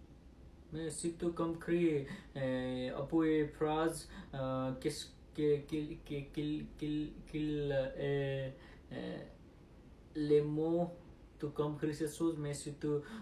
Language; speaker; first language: French; non-native, learner; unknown